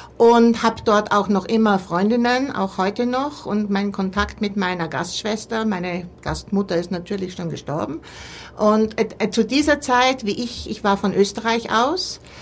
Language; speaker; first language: German; native; German